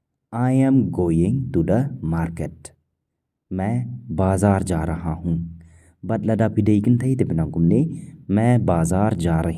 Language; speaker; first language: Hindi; non-native, local second language; Khasi